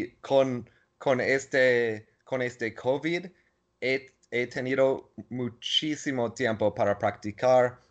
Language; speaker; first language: Spanish; non-native, learner; English